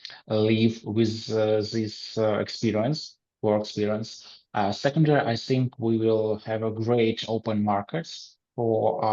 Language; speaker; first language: English; non-native, learner; Ukrainian